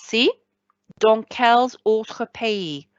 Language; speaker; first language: French; non-native, fluent; Welsh